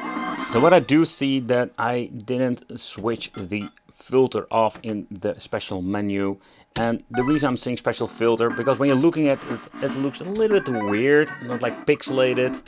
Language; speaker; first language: English; non-native, fluent; Dutch